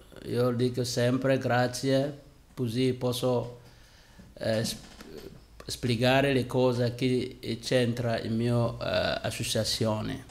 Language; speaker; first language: Italian; non-native, learner; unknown